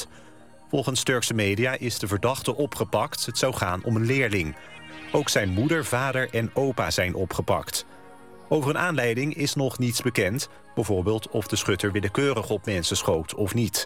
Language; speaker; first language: Dutch; native; Dutch